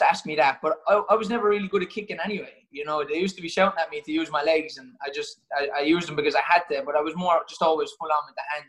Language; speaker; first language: English; native; English